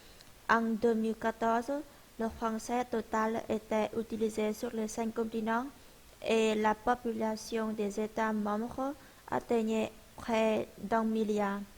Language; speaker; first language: French; non-native, learner; Vietnamese